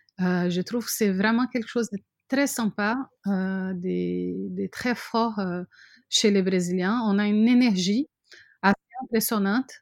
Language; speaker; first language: French; non-native, fluent; Portuguese